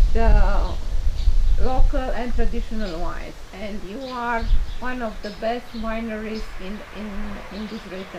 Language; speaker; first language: English; non-native, fluent; Romanian